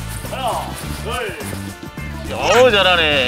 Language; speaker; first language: Korean; native; Korean